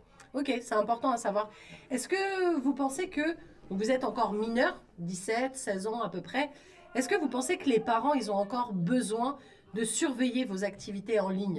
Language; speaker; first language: French; native; French